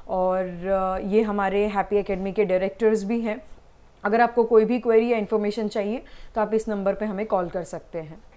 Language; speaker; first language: Hindi; non-native, local second language; Gujarati